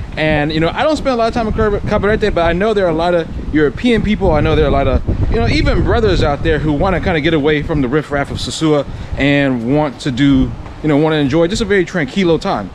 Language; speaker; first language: English; native; English